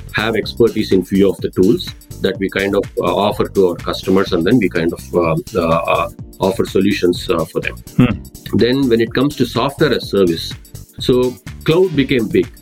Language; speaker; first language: English; non-native, local second language; Tamil